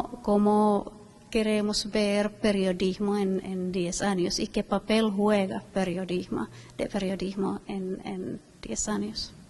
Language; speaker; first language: Spanish; non-native, fluent; Finnish